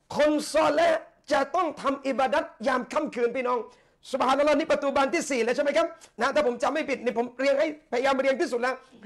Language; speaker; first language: Thai; non-native, local second language; Malay